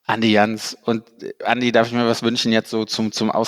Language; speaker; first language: German; native; German